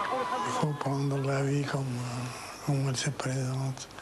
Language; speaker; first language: French; non-native, local second language; Arabic